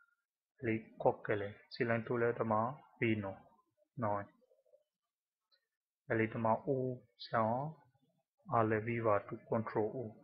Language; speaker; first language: Finnish; non-native, learner; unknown